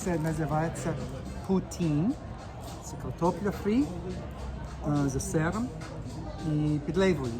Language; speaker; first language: Ukrainian; non-native, learner; English